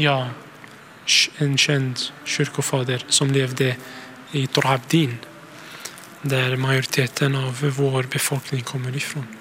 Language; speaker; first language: Swedish; early bilingual, other home language; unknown